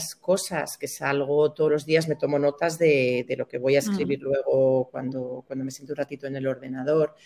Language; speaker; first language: Spanish; native; Spanish